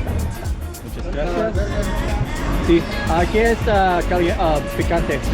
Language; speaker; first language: Spanish; non-native, learner; English